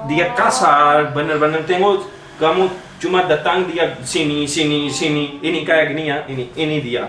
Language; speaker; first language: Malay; non-native, learner; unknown